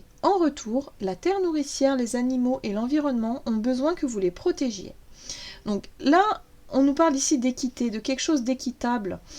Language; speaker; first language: French; native; French